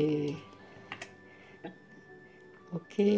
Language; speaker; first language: French; native; French